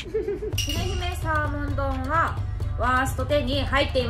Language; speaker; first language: Japanese; native; Japanese